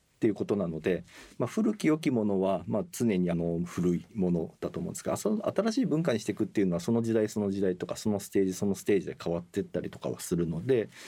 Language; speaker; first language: Japanese; native; Japanese